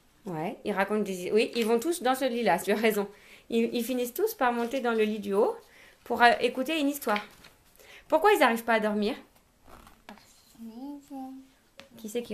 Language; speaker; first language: French; native; French